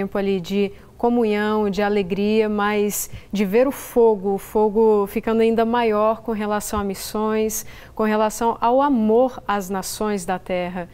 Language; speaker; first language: Portuguese; native; Portuguese